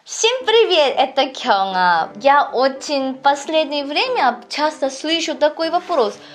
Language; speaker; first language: Russian; non-native, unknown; Korean